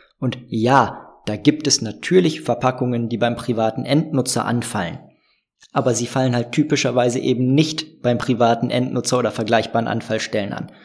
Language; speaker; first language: German; native; German